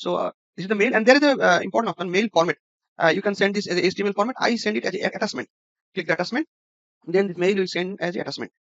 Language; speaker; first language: English; non-native, local second language; Bangla